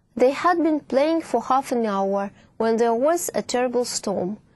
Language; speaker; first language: English; non-native, fluent; Russian